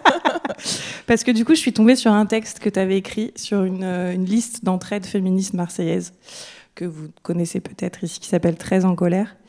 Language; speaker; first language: French; native; French